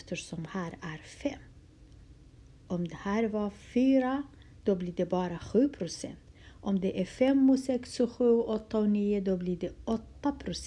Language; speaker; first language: Swedish; non-native, fluent; Kurdish